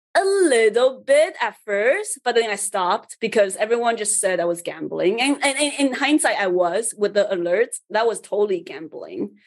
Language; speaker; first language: English; early bilingual, other home language; Chinese